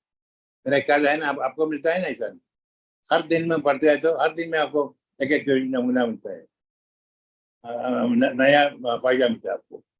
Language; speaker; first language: Hindi; non-native, local second language; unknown